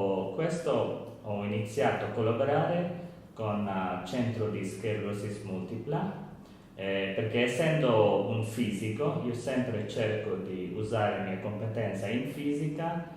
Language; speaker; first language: Italian; non-native, learner; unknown